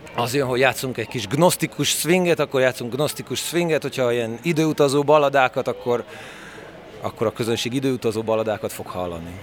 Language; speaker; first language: Hungarian; native; Hungarian